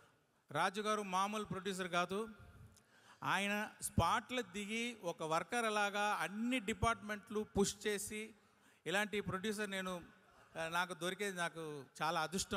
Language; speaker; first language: Telugu; non-native, local second language; Tamil